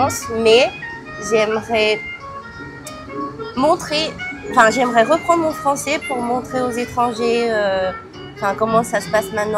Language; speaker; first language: French; early bilingual, other home language; Cantonese